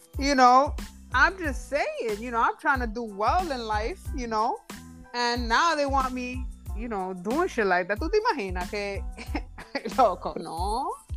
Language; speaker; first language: English; early bilingual, other home language; Spanish